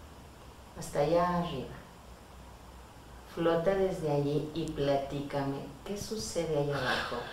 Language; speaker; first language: Spanish; native; Spanish